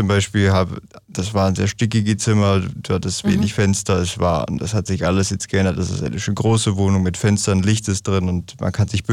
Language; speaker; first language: German; native; German